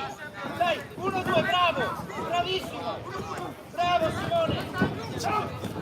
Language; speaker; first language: Italian; native; Italian